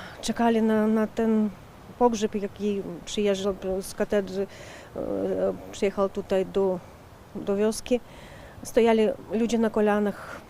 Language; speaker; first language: Polish; early bilingual, heritage; Ukrainian